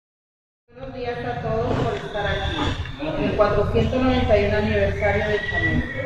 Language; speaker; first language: Spanish; native; Spanish